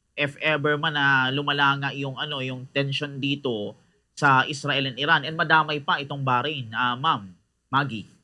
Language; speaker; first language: Filipino; non-native, local second language; Bikol